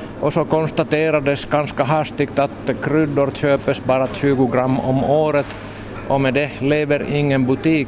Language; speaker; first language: Swedish; non-native, local second language; Finnish